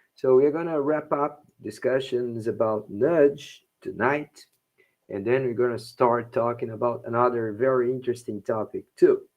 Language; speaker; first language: English; non-native, fluent; Portuguese